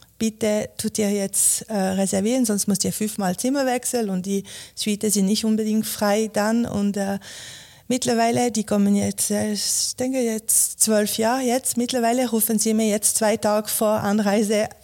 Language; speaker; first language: German; non-native, local second language; French